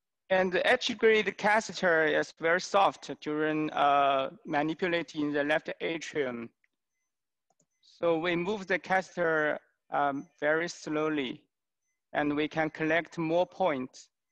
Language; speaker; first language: English; non-native, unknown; Chinese